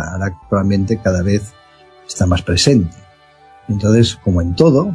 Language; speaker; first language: Spanish; native; Spanish